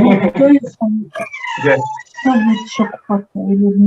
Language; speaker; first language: Russian; non-native, local second language; Kyrgyz